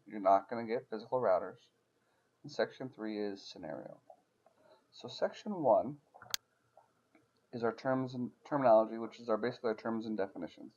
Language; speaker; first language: English; native; English